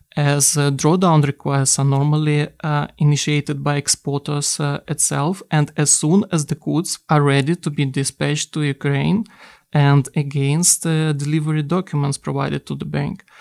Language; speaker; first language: English; non-native, fluent; Ukrainian